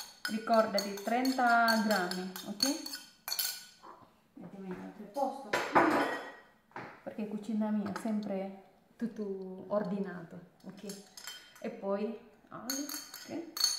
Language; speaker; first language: Italian; non-native, learner; Indonesian